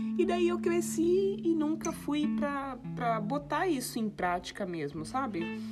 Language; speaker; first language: Portuguese; native; Portuguese